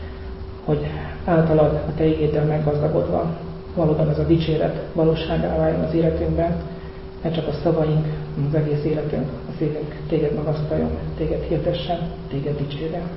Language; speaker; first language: Hungarian; native; Hungarian